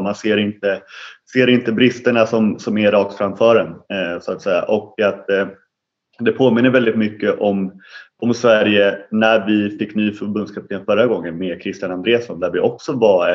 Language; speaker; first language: Swedish; native; Swedish